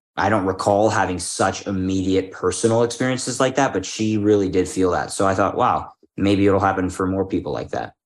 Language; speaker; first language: English; native; English